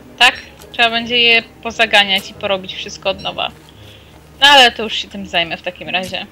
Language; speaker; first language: Polish; native; Polish